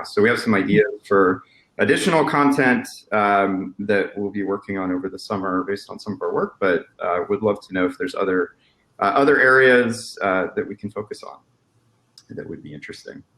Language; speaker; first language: English; native; English